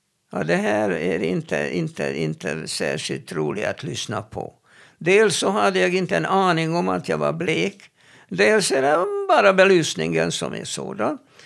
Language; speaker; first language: Swedish; non-native, fluent; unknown